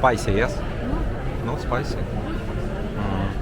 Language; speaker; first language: English; non-native, learner; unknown